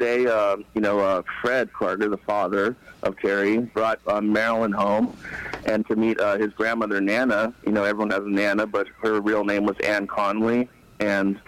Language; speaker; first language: English; native; English